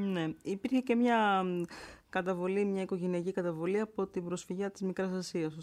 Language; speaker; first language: Greek; native; Greek